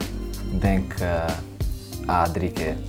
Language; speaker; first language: Dutch; early bilingual, other home language; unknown